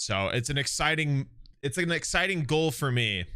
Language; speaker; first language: English; native; English